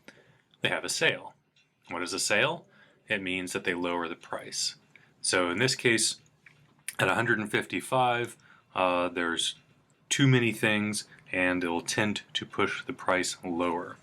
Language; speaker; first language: English; native; English